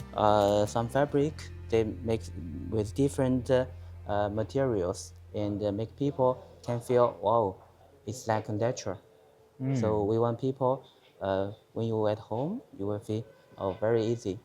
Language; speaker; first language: English; non-native, learner; Chinese